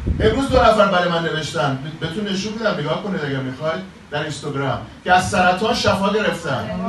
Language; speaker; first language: Persian; native; Persian